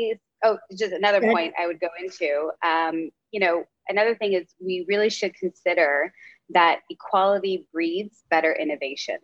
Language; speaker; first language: English; native; English